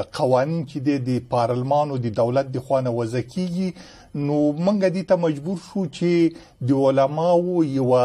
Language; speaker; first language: Pashto; native; Pashto